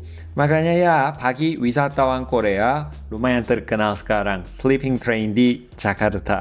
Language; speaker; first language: Indonesian; non-native, fluent; Korean